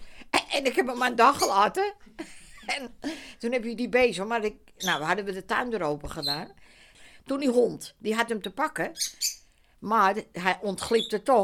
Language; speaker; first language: Dutch; native; Dutch